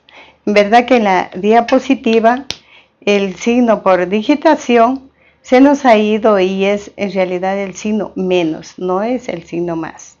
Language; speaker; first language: Spanish; native; Spanish